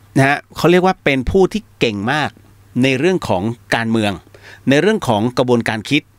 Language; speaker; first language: Thai; native; Thai